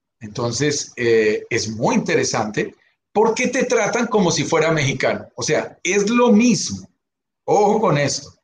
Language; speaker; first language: Spanish; native; Spanish